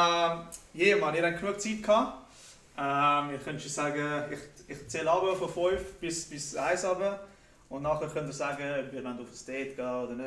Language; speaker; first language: German; native; German